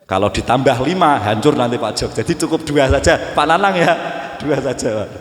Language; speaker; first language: Indonesian; non-native, local second language; Javanese